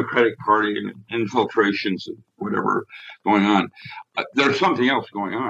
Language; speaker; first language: English; native; English